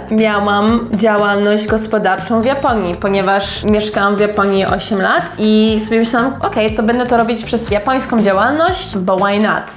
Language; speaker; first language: Polish; native; Polish